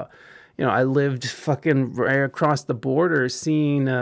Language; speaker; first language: English; early bilingual, other home language; Spanish